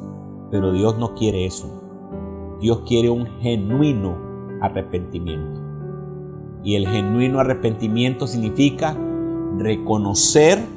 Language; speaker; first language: Spanish; native; Spanish